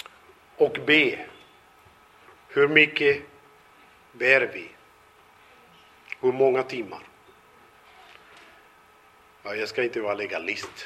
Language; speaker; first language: Swedish; non-native, fluent; Spanish